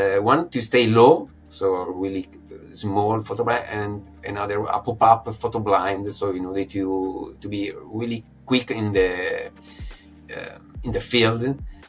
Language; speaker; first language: English; non-native, fluent; Italian